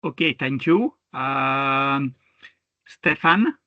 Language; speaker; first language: English; non-native, fluent; French